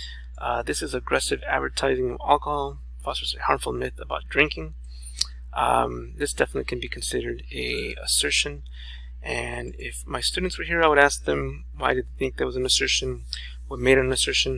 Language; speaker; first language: English; native; English